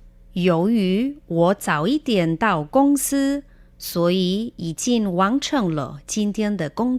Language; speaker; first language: Chinese; non-native, fluent; Spanish